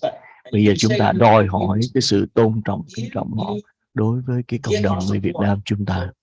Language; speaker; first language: Vietnamese; native; Vietnamese